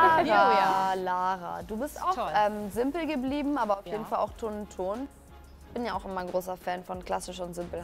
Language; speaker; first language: German; native; German